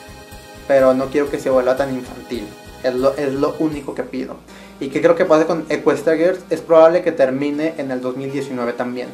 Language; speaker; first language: Spanish; native; Spanish